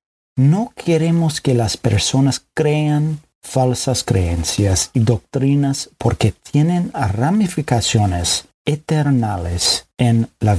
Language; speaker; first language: Spanish; non-native, fluent; English